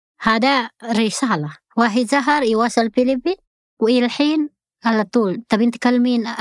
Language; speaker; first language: Arabic; non-native, learner; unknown